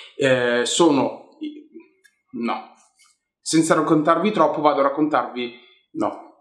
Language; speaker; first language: Italian; native; Italian